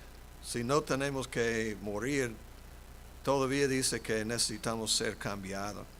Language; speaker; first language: Spanish; non-native, fluent; English